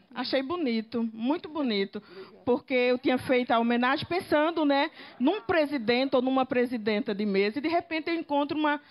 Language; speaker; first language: Portuguese; native; Portuguese